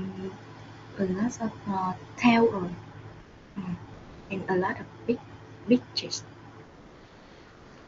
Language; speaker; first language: English; non-native, learner; Vietnamese